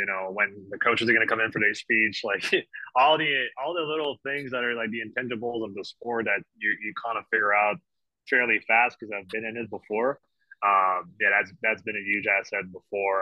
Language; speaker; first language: English; non-native, fluent; French